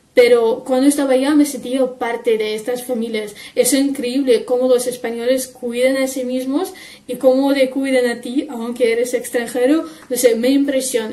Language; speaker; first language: Spanish; non-native, fluent; Russian